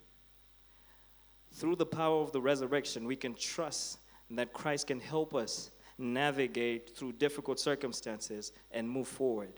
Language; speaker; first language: English; non-native, local second language; Nyanja